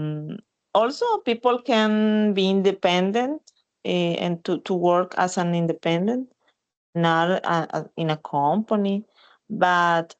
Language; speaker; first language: English; non-native, learner; Spanish